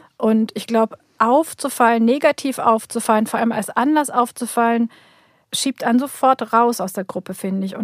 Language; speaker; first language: German; early bilingual, other home language; Turkish